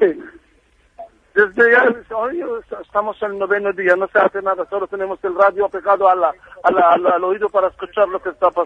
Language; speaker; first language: Spanish; non-native, fluent; Arabic